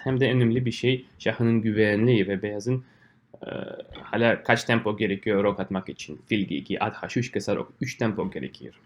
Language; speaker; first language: Turkish; non-native, fluent; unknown